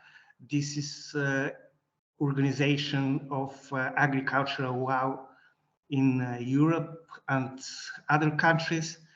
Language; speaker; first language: English; non-native, learner; Bulgarian